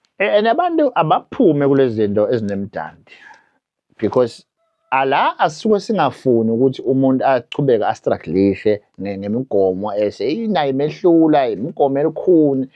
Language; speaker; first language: Zulu; non-native, local second language; Swati